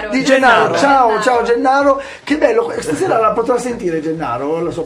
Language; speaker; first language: Italian; native; Italian